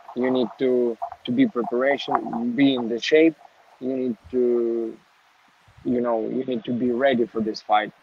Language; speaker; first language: English; non-native, learner; Ukrainian